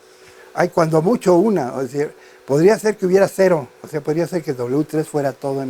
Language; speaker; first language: Spanish; native; Spanish